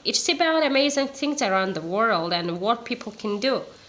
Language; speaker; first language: English; non-native, fluent; Azerbaijani